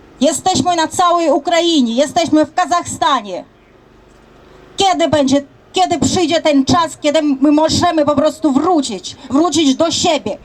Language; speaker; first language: Polish; early bilingual, heritage; Polish